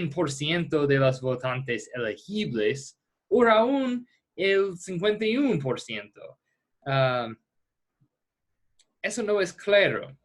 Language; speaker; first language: Spanish; non-native, fluent; English